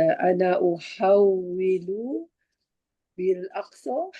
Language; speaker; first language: Arabic; non-native, learner; Malay